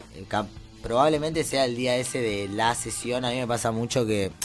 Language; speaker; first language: Spanish; native; Spanish